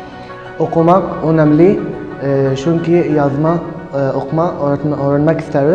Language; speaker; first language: Turkish; non-native, learner; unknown